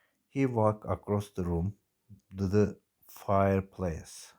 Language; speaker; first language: English; non-native, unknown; Turkish